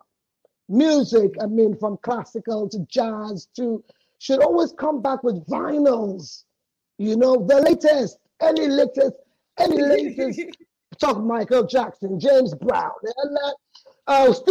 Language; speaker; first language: English; non-native, local second language; Krio